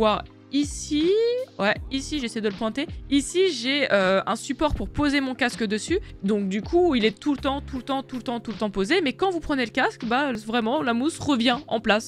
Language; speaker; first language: French; native; French